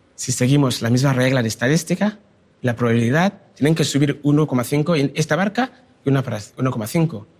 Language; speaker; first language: Spanish; non-native, fluent; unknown